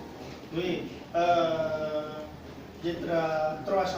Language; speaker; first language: French; non-native, learner; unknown